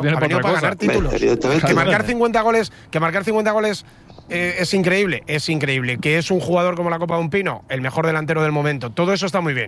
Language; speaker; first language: Spanish; native; Spanish